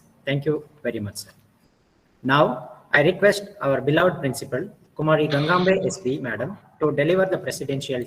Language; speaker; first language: English; non-native, local second language; Kannada